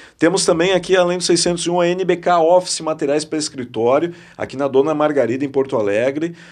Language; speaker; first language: Portuguese; native; Portuguese